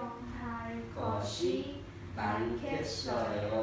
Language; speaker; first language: Korean; non-native, learner; Vietnamese